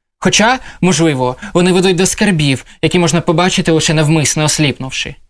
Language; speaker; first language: Ukrainian; non-native, local second language; Russian